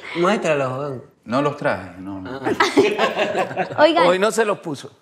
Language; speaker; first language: Spanish; native; Spanish